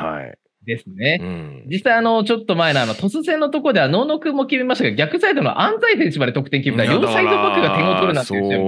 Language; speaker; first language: Japanese; native; Japanese